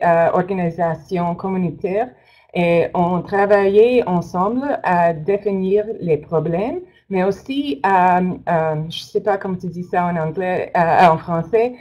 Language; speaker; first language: French; non-native, learner; English